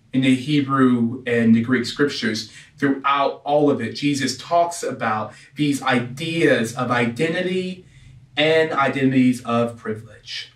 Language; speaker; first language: English; native; English